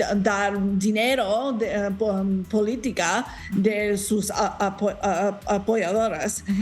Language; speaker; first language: Spanish; non-native, learner; English